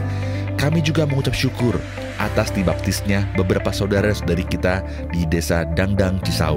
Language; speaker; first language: Indonesian; native; Indonesian